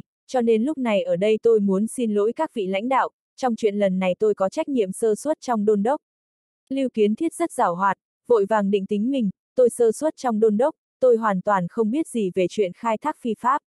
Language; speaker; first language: Vietnamese; native; Vietnamese